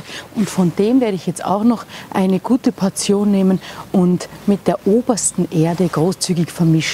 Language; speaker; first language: German; native; German